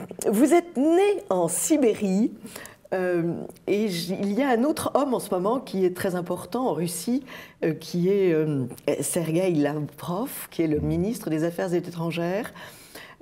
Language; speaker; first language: French; native; French